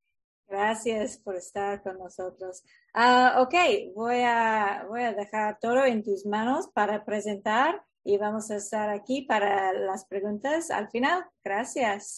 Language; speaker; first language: Spanish; non-native, fluent; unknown